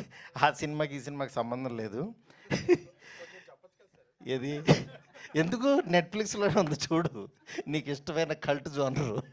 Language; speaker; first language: Telugu; native; Telugu